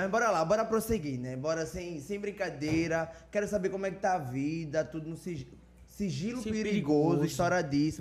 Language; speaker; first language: Portuguese; native; Portuguese